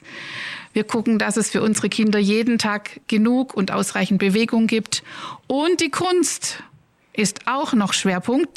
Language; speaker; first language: German; native; German